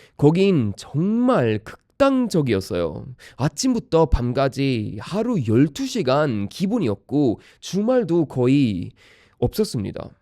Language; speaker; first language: Korean; non-native, fluent; Swedish